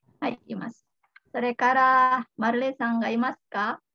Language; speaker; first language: Japanese; non-native, fluent; Indonesian